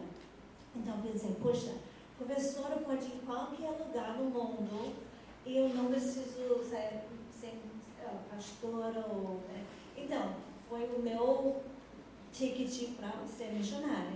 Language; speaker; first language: Portuguese; non-native, fluent; English